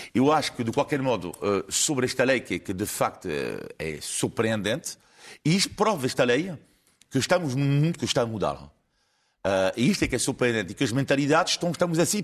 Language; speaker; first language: Portuguese; non-native, fluent; French